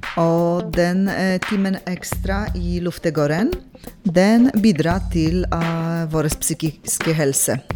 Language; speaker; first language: Norwegian; non-native, fluent; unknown